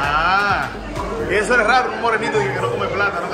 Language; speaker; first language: Spanish; native; Spanish